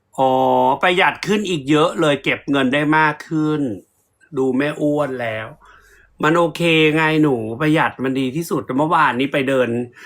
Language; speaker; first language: Thai; native; Thai